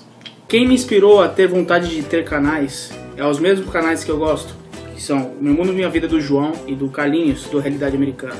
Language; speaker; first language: Portuguese; native; Portuguese